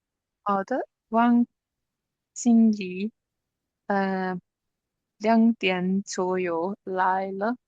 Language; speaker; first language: Chinese; non-native, learner; English